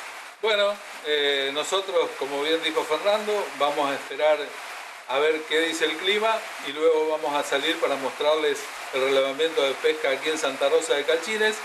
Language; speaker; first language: Spanish; native; Spanish